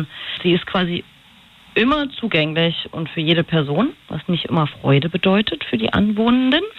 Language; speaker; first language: German; native; German